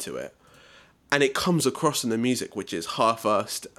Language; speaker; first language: English; native; English